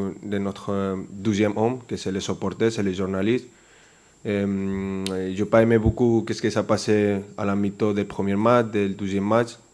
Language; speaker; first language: French; non-native, fluent; Spanish